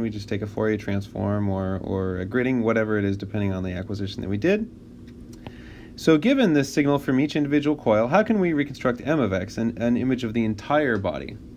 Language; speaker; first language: English; native; English